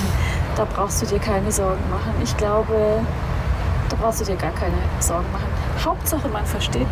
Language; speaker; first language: German; native; German